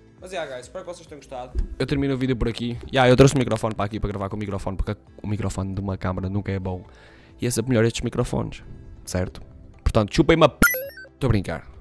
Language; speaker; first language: Portuguese; native; Portuguese